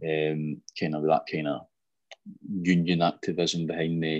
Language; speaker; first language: English; native; English